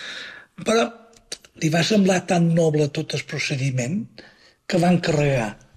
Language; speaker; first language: Catalan; native; Catalan